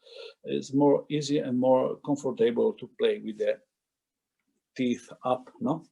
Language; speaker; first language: English; non-native, fluent; Italian